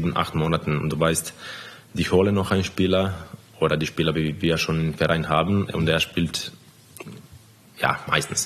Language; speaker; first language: German; non-native, fluent; Croatian